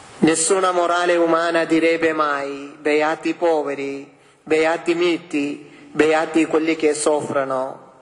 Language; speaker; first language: Italian; non-native, fluent; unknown